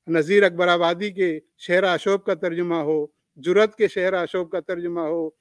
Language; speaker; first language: Urdu; native; Urdu